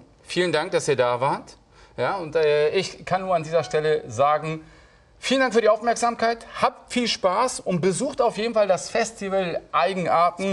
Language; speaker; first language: German; native; German